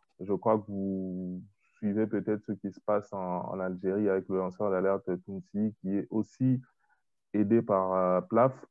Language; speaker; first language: French; non-native, local second language; Lingala